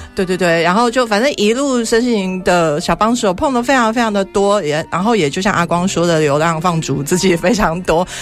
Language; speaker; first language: Chinese; native; Chinese